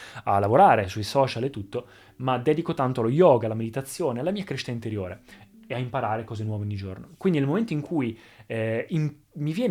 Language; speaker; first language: Italian; native; Italian